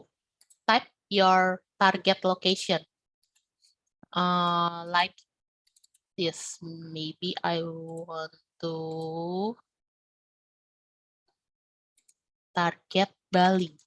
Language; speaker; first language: English; non-native, learner; Indonesian